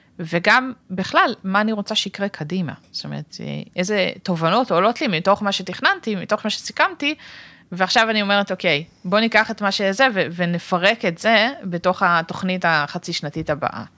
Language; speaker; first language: Hebrew; native; Hebrew